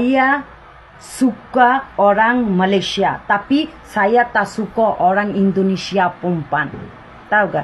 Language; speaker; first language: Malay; non-native, learner; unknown